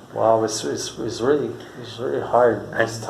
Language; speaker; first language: English; non-native, fluent; Portuguese